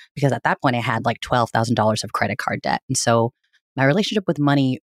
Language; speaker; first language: English; early bilingual, other home language; Filipino